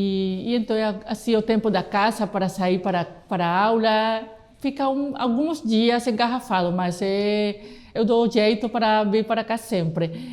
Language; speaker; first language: Portuguese; non-native, fluent; Spanish